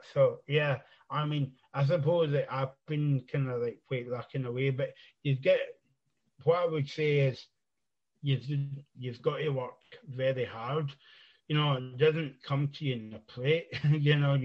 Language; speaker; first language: English; native; English